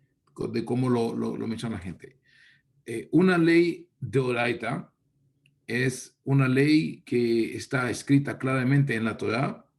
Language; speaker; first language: Spanish; non-native, fluent; Hebrew